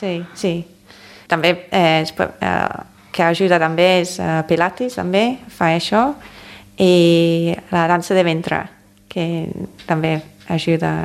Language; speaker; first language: Catalan; non-native, fluent; English